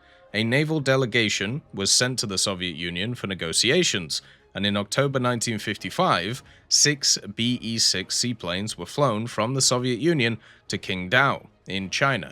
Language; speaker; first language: English; native; English